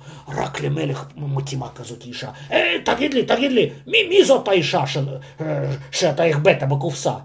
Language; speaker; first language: Hebrew; non-native, fluent; Russian